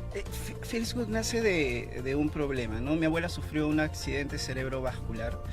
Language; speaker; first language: Spanish; native; Spanish